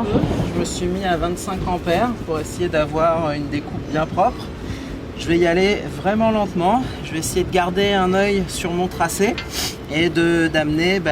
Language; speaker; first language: French; native; French